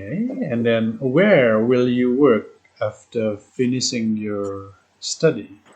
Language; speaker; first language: English; non-native, fluent; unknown